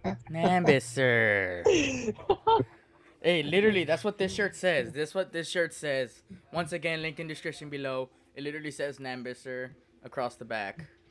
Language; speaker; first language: English; early bilingual, other home language; Spanish